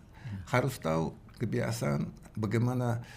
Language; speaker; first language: Indonesian; non-native, learner; Russian